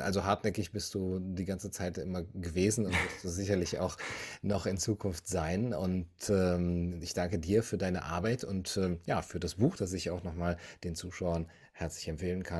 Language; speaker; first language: German; native; German